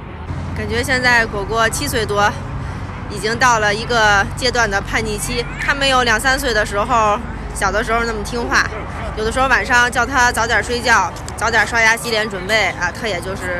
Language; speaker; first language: Chinese; native; Chinese